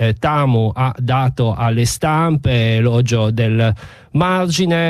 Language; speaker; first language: Italian; native; Italian